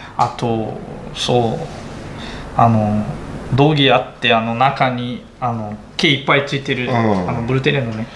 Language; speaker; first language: Japanese; non-native, learner; Portuguese